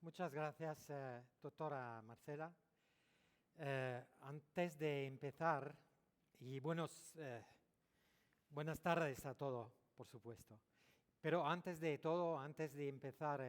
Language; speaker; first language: Spanish; non-native, learner; French